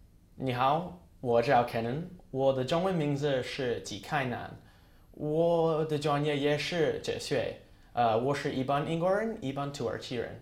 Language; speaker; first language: Chinese; non-native, learner; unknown